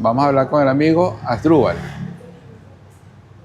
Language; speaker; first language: Spanish; native; Spanish